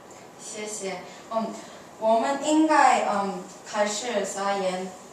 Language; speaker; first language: Chinese; non-native, learner; English